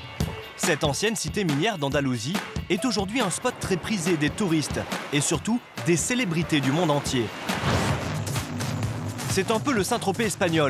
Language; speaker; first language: French; native; French